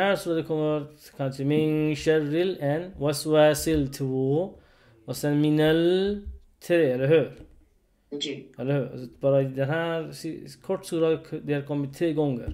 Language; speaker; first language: Swedish; non-native, learner; Urdu